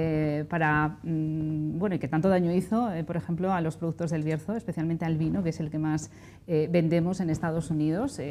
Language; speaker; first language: Spanish; native; Spanish